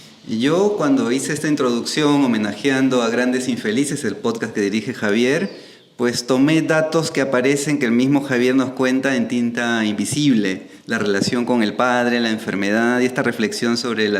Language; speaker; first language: Spanish; native; Spanish